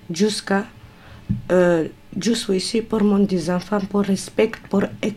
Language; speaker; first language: French; non-native, learner; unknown